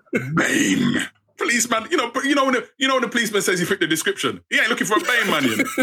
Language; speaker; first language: English; native; English